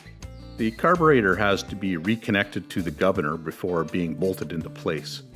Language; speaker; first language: English; native; English